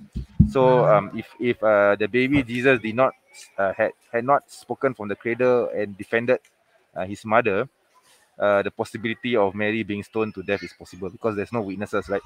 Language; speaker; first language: English; non-native, local second language; Malay